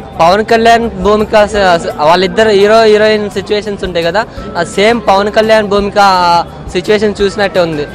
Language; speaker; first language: Telugu; native; Telugu